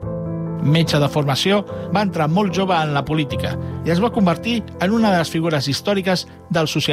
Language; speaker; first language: Catalan; native; Catalan